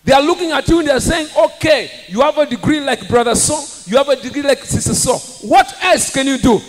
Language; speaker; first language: English; non-native, local second language; Swahili